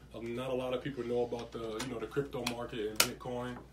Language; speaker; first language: English; native; English